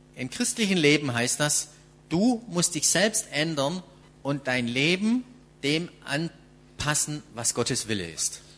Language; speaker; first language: German; native; German